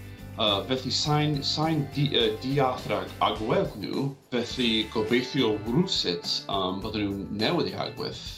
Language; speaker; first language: Welsh; non-native, fluent; English